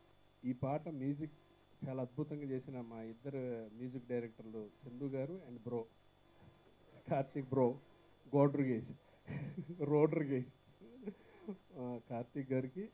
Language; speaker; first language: Telugu; native; Telugu